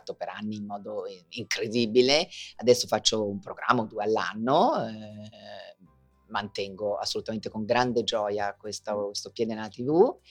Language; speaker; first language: Italian; native; Italian